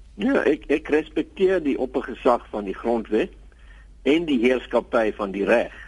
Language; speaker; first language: Afrikaans; non-native, local second language; English